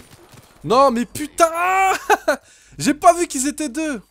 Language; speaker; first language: French; native; French